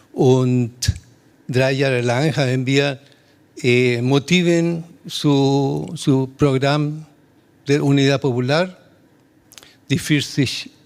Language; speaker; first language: German; non-native, learner; Spanish